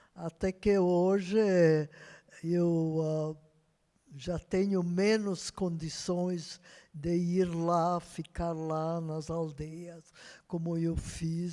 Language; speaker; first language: Portuguese; non-native, fluent; Hungarian